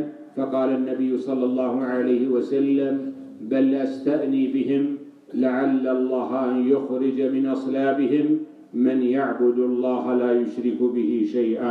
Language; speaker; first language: Arabic; native; Arabic